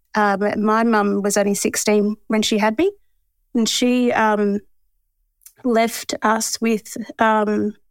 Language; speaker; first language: English; native; English